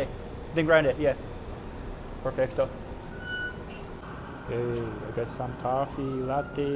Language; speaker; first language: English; non-native, fluent; Japanese